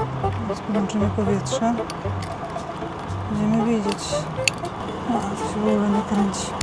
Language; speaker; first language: Polish; native; Polish